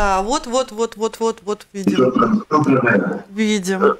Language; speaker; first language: Russian; native; Russian